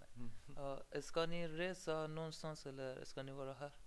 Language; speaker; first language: Swedish; non-native, learner; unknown